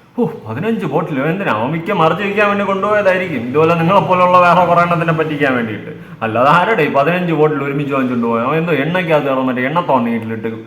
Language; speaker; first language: Malayalam; native; Malayalam